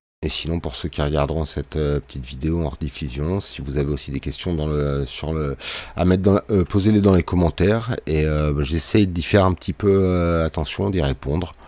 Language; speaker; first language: French; native; French